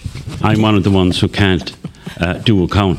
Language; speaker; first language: English; native; English